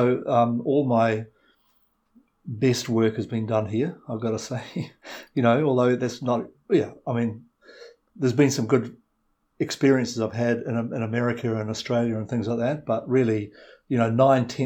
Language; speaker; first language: English; native; English